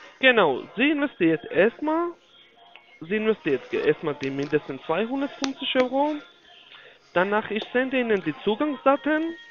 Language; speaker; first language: German; non-native, learner; Polish